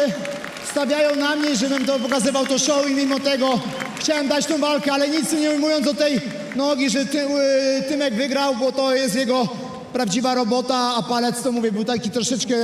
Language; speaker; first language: Polish; native; Polish